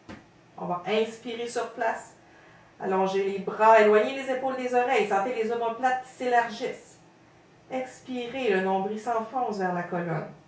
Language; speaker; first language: French; native; French